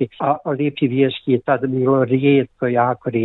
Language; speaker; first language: Croatian; native; Croatian